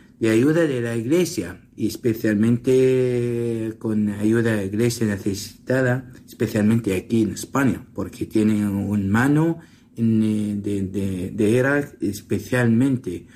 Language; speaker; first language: Spanish; non-native, learner; Assyrian Neo-Aramaic